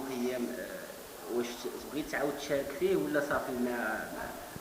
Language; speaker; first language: Arabic; native; Arabic